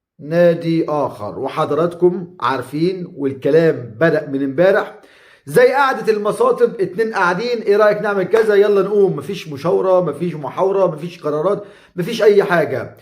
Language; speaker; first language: Arabic; native; Arabic